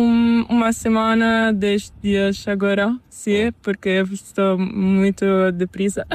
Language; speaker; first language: Spanish; non-native, learner; Italian